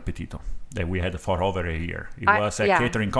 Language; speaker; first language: English; non-native, fluent; Italian